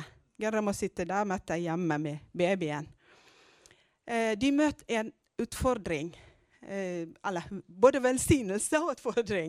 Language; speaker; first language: Norwegian; non-native, fluent; Amharic